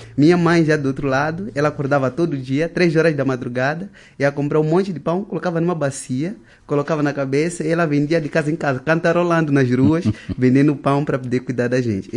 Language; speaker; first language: Portuguese; non-native, local second language; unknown